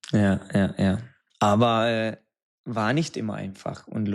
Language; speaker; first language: German; non-native, fluent; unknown